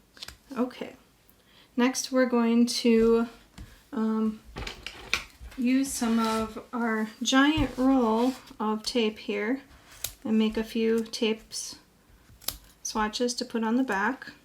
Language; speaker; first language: English; native; English